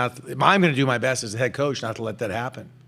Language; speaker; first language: English; native; English